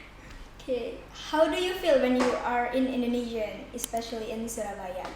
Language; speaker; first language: English; non-native, learner; Indonesian